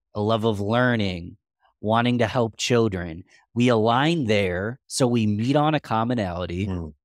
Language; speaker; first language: English; native; English